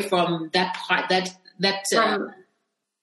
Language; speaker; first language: English; non-native, local second language; Bemba